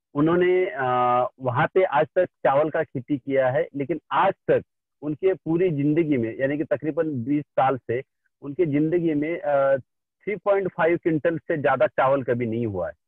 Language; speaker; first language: Hindi; non-native, local second language; Marathi